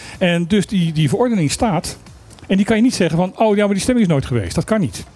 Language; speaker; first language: Dutch; native; Dutch